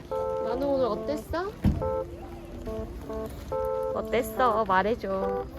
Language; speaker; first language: Korean; native; Korean